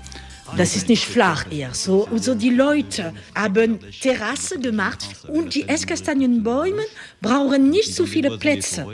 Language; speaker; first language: German; non-native, learner; French